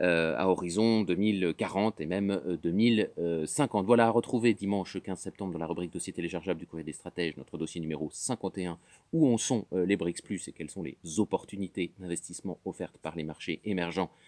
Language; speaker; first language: French; native; French